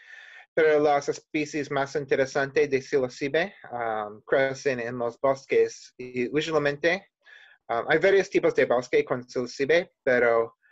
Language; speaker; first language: Spanish; non-native, learner; English